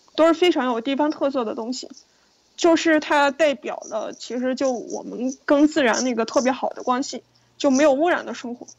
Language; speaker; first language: Chinese; native; Chinese